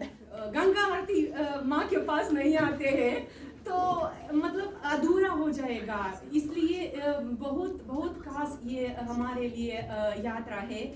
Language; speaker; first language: Hindi; non-native, learner; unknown